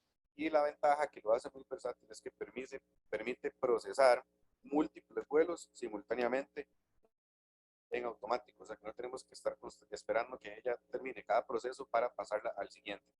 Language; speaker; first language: Spanish; native; Spanish